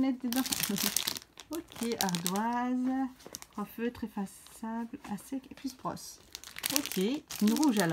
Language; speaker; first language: French; native; French